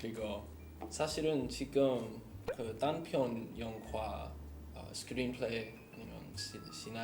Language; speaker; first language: Korean; non-native, learner; English